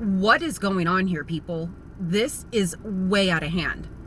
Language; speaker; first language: English; native; English